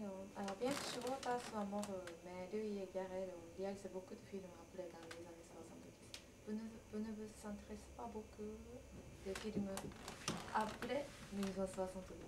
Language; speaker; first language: French; non-native, learner; Japanese